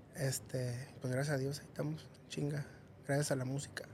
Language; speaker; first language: Spanish; early bilingual, heritage; Spanish